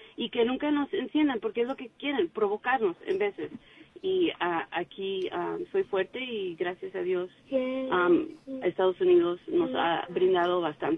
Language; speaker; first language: Spanish; early bilingual, heritage; Spanish